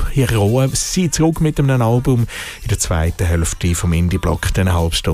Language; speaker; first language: German; native; German